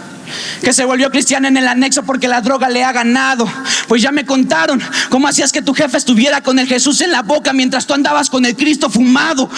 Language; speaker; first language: Spanish; native; Spanish